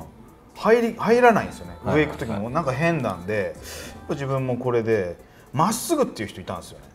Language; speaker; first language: Japanese; native; Japanese